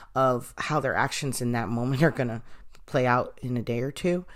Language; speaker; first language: English; native; English